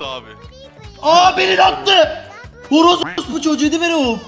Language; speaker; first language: Turkish; native; Turkish